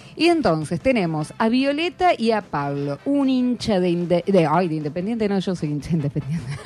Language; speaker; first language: Spanish; native; Spanish